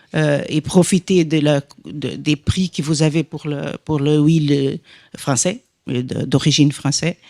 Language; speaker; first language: French; non-native, fluent; Portuguese